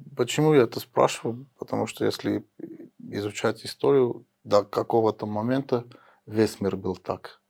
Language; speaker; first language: Russian; early bilingual, heritage; Russian